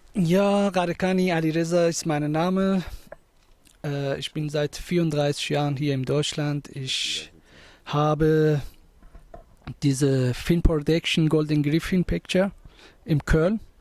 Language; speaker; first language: German; non-native, fluent; Persian